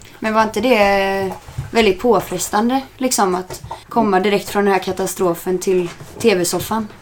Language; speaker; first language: Swedish; native; Swedish